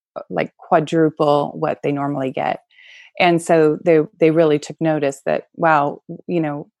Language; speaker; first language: English; native; English